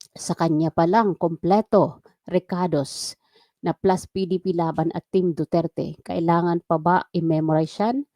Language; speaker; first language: Filipino; non-native, local second language; Waray